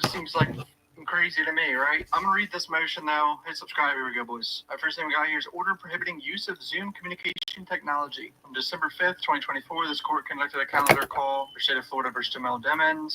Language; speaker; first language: English; native; English